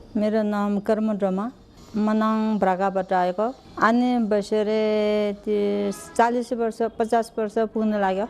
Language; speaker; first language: Nepali; non-native, local second language; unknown